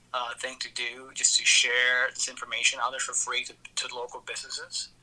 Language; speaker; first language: English; early bilingual, other home language; Spanish